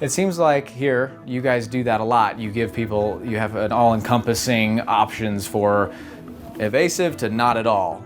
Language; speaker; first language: English; native; English